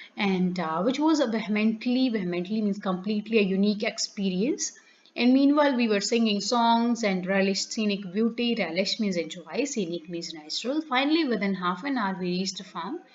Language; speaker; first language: English; non-native, local second language; Punjabi